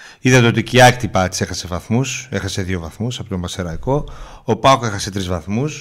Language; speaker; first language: Greek; early bilingual, heritage; Greek